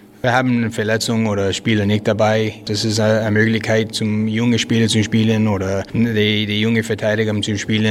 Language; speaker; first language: German; non-native, learner; French